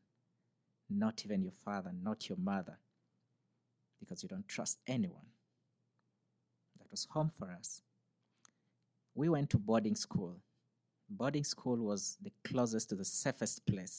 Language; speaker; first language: English; non-native, local second language; Acoli